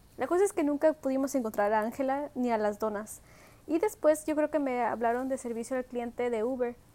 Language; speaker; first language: Spanish; early bilingual, heritage; Spanish